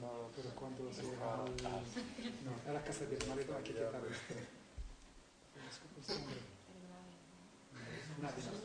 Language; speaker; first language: Spanish; non-native, learner; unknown